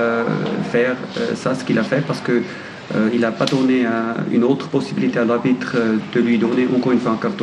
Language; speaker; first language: French; non-native, fluent; German